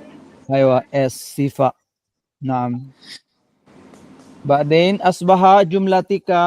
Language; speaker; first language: Arabic; non-native, fluent; Filipino